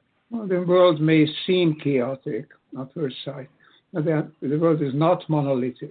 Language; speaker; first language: English; non-native, fluent; Hungarian